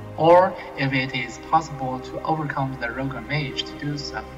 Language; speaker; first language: English; non-native, learner; Chinese